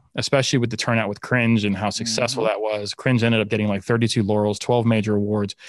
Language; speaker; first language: English; native; English